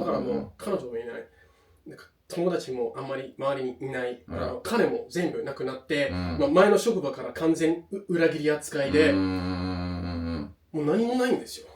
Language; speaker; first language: Japanese; non-native, fluent; English